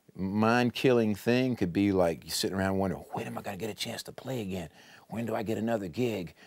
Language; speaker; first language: English; native; English